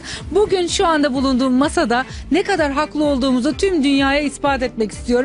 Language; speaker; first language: Turkish; native; Turkish